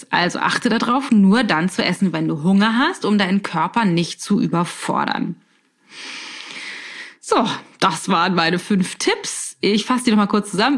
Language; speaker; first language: German; native; German